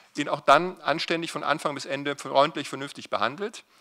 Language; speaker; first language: German; native; German